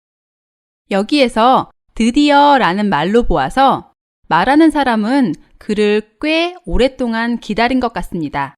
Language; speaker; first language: Korean; native; Korean